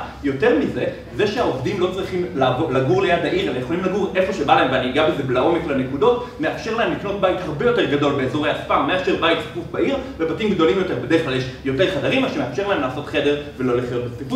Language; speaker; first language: Hebrew; native; Hebrew